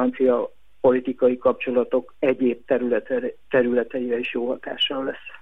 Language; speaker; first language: Hungarian; native; Hungarian